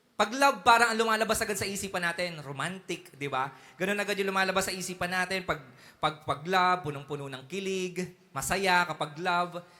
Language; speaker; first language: Filipino; native; Filipino